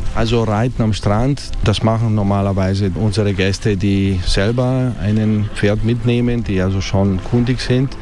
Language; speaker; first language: German; non-native, fluent; Italian